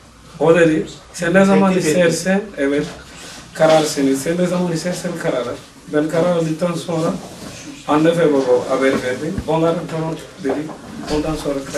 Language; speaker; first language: Turkish; non-native, learner; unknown